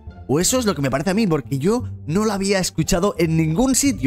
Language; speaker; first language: Spanish; native; Spanish